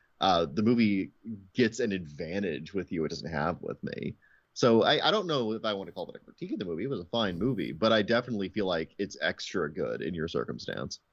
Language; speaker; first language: English; native; English